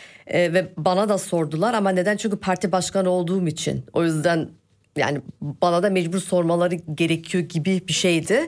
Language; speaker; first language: Turkish; early bilingual, heritage; Turkish